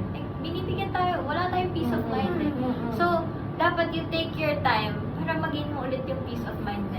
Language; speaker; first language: Filipino; native; Filipino